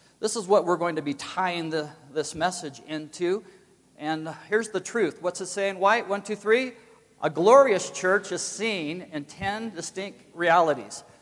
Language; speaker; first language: English; native; English